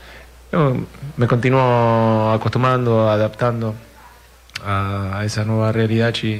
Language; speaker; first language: Portuguese; non-native, fluent; Spanish